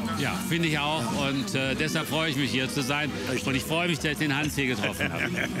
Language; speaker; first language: German; native; German